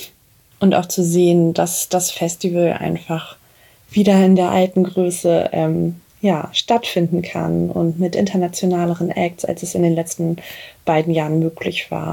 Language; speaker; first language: German; native; German